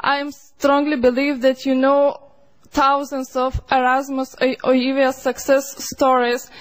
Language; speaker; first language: English; non-native, fluent; Lithuanian